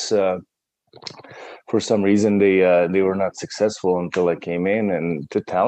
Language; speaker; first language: English; non-native, fluent; Czech